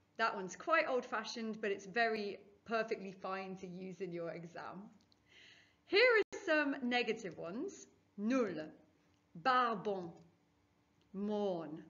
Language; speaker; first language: English; native; English